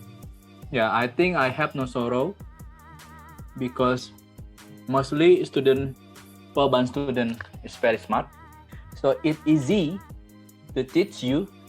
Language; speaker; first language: English; non-native, fluent; Indonesian